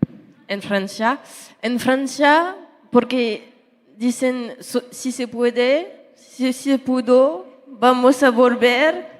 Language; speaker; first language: Spanish; non-native, learner; French